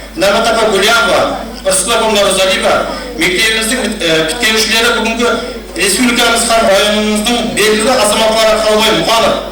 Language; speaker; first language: Uzbek; non-native, local second language; Kara-Kalpak